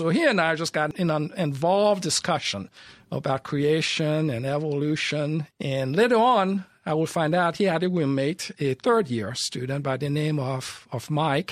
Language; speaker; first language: English; early bilingual, other home language; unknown